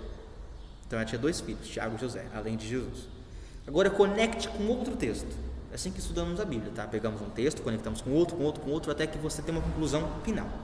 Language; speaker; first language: Portuguese; native; Portuguese